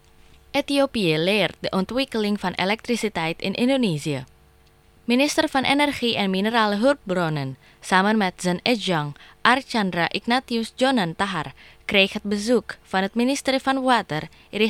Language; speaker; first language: Dutch; non-native, fluent; Indonesian